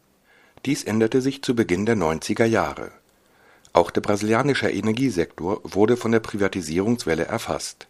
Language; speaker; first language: German; native; German